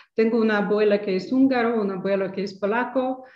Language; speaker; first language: Spanish; non-native, fluent; Ukrainian